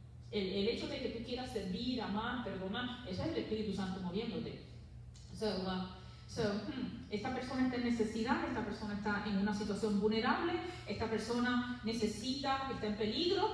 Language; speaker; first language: Spanish; early bilingual, heritage; Spanish